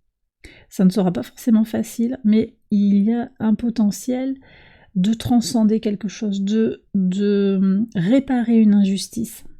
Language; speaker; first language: French; native; French